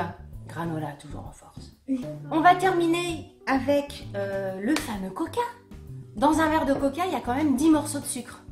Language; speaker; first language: French; native; French